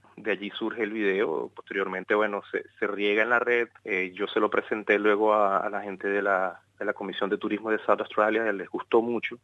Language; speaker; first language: Spanish; native; Spanish